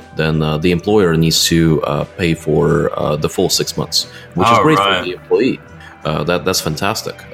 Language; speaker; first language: English; non-native, fluent; Russian